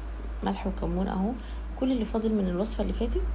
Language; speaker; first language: Arabic; native; Arabic